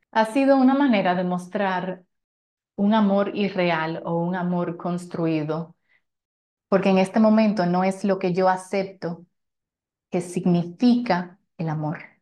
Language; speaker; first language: Spanish; native; Spanish